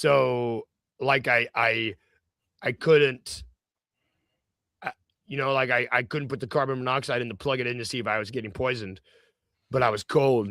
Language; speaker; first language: English; native; English